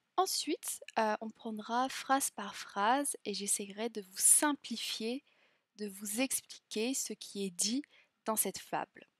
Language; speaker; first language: French; native; French